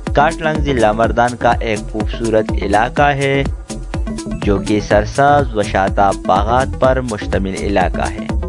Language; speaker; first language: Urdu; non-native, local second language; Pashto